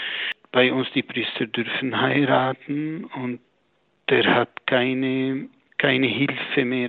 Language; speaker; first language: German; non-native, fluent; Arabic